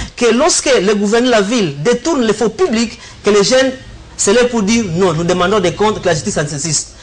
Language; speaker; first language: French; non-native, local second language; Swahili